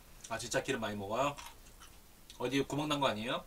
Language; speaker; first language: Korean; native; Korean